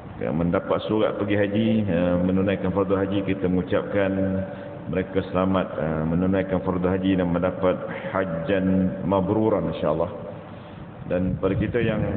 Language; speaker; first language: Malay; native; Malay